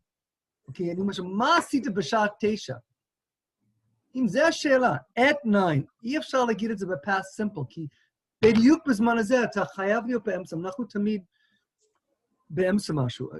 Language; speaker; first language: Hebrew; non-native, fluent; English